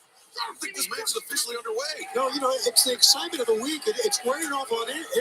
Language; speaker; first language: English; native; English